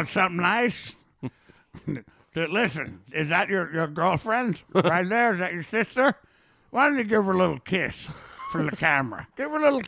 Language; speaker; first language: English; native; English